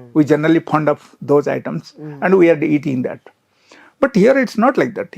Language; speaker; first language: English; non-native, local second language; Telugu